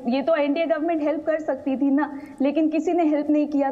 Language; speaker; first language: Hindi; native; Hindi